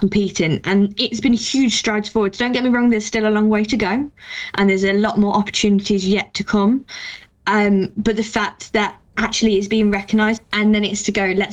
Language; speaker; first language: English; native; English